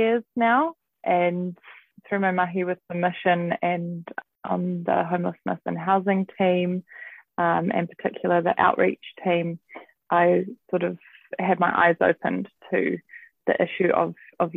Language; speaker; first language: English; native; English